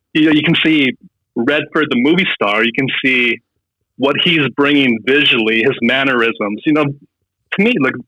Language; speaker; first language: English; native; English